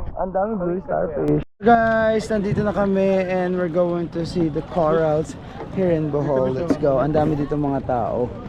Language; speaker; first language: Filipino; native; Filipino